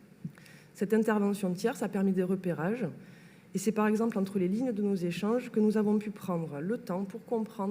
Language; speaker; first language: French; native; French